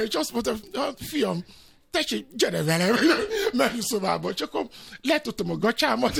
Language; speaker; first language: Hungarian; non-native, fluent; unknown